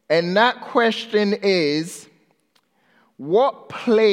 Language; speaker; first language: English; non-native, local second language; Akan